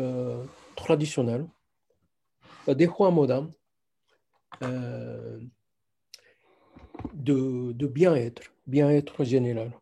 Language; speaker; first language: French; non-native, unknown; Japanese